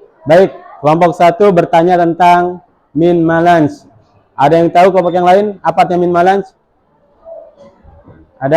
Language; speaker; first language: Indonesian; native; Indonesian